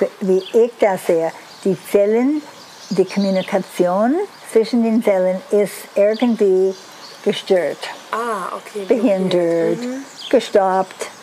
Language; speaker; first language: German; non-native, learner; English